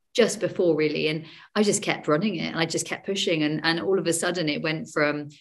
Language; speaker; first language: English; native; English